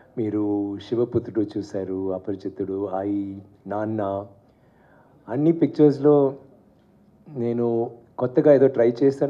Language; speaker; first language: Telugu; non-native, learner; Tamil